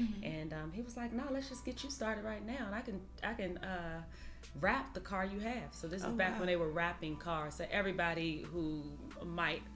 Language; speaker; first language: English; native; English